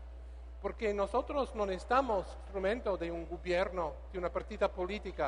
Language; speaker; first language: Spanish; non-native, learner; English